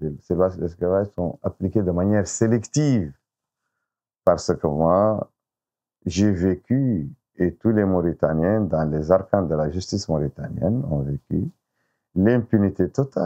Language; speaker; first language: French; non-native, local second language; Arabic